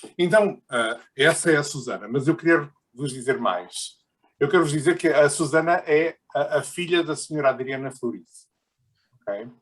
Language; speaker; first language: Portuguese; native; Portuguese